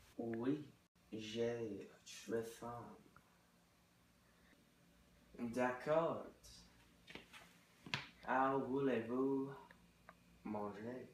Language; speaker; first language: French; non-native, learner; English